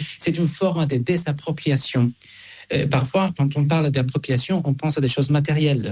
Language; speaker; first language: French; non-native, fluent; Spanish